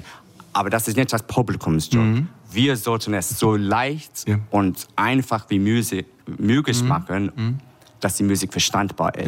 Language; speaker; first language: German; non-native, fluent; English